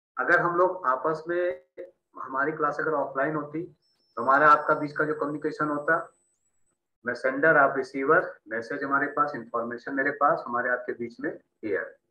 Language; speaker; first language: Hindi; native; Hindi